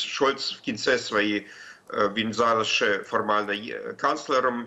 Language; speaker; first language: Ukrainian; non-native, fluent; German